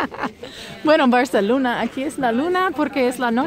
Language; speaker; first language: Spanish; non-native, fluent; English